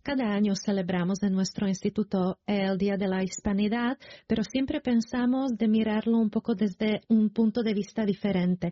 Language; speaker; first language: Spanish; non-native, fluent; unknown